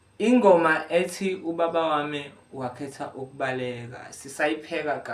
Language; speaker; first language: Zulu; non-native, local second language; Xhosa